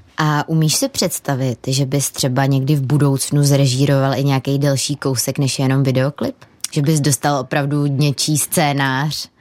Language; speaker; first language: Czech; native; Czech